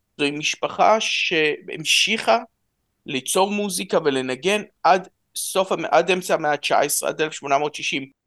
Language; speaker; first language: Hebrew; early bilingual, other home language; Russian